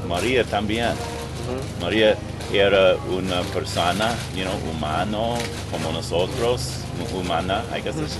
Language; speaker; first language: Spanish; non-native, learner; English